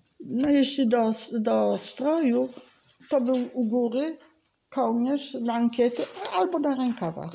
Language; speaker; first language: Polish; native; Polish